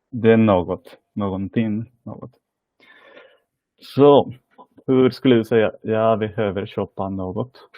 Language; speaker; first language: Swedish; non-native, fluent; Spanish